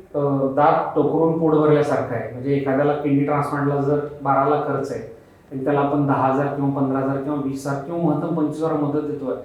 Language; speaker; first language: Marathi; native; Marathi